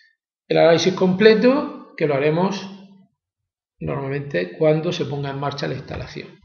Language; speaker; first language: Spanish; native; Spanish